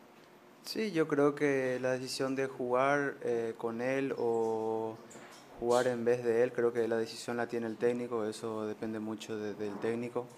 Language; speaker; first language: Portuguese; non-native, learner; Spanish